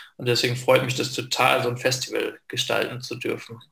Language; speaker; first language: German; native; German